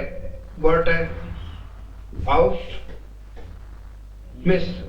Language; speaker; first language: German; non-native, learner; Hindi